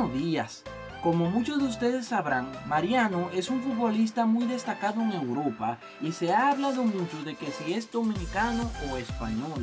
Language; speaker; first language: Spanish; native; Spanish